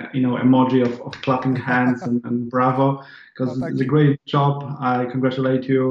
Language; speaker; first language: English; non-native, fluent; Polish